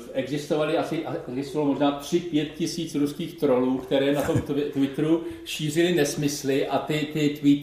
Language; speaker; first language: Czech; native; Czech